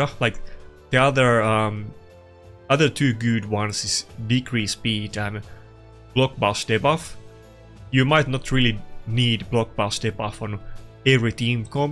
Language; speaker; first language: English; non-native, fluent; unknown